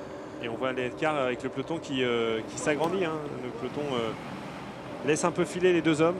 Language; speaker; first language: French; native; French